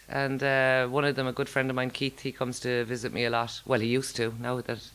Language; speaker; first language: English; native; English